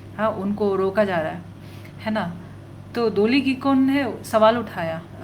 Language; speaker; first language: Hindi; non-native, local second language; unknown